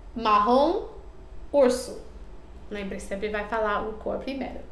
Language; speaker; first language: Portuguese; non-native, learner; English